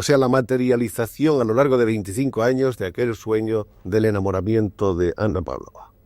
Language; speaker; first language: Spanish; native; Spanish